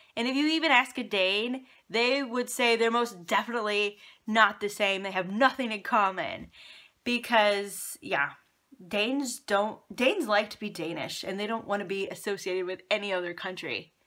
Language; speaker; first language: English; native; English